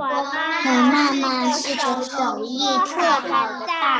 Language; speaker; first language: Chinese; early bilingual, heritage; Chinese